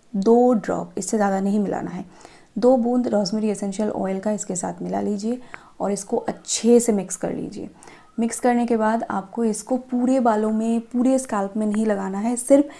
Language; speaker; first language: Hindi; non-native, local second language; Bangla